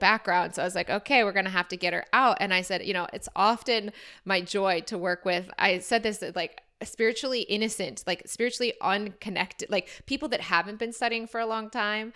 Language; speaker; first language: English; native; English